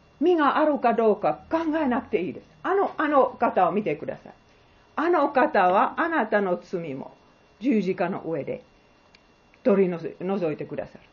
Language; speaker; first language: Japanese; non-native, fluent; Finnish